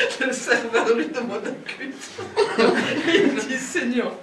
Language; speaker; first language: French; native; French